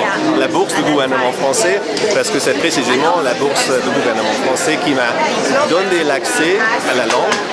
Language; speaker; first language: French; non-native, fluent; Hungarian